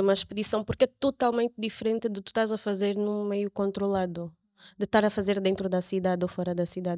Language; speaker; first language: Portuguese; native; Portuguese